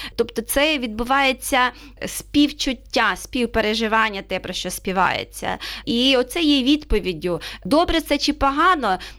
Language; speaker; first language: Ukrainian; native; Ukrainian